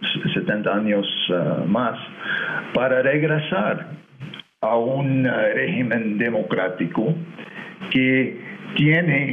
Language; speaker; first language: Spanish; non-native, fluent; English